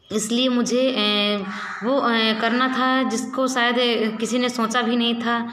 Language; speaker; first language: Hindi; native; Hindi